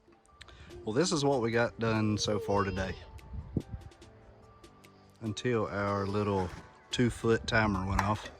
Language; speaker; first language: English; native; English